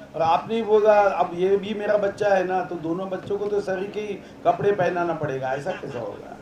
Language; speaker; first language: Hindi; non-native, local second language; Marathi